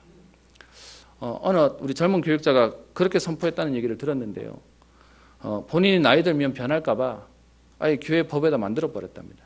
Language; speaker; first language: Korean; native; Korean